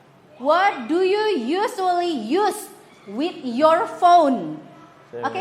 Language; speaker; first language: English; non-native, fluent; Indonesian